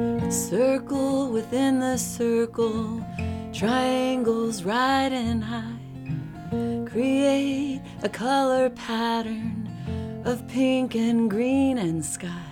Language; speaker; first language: English; early bilingual, other home language; Spanish